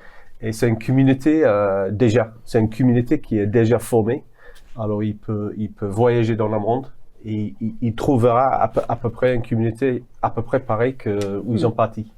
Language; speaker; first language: French; non-native, fluent; English